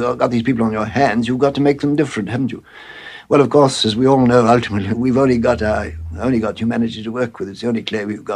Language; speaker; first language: English; native; English